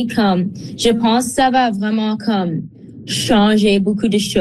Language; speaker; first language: French; non-native, local second language; English